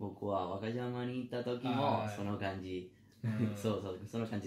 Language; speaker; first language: Japanese; non-native, learner; Spanish